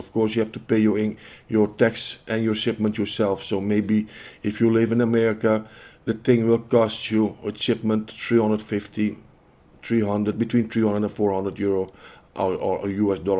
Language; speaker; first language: English; non-native, fluent; Dutch